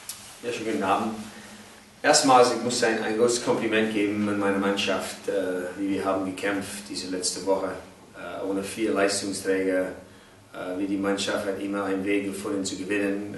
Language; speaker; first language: German; non-native, fluent; English